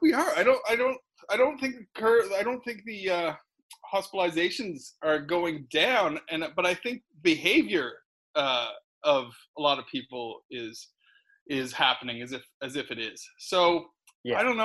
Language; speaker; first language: English; native; English